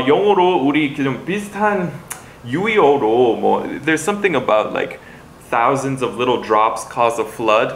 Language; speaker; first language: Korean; non-native, fluent; English